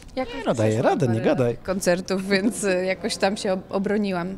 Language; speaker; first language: Polish; native; Polish